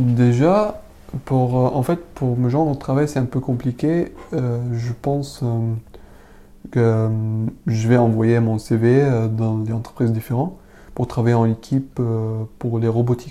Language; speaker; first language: French; non-native, learner; Arabic